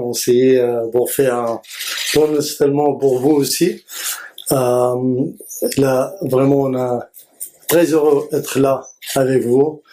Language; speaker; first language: French; non-native, learner; Arabic